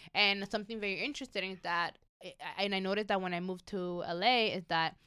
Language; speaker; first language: English; early bilingual, other home language; Spanish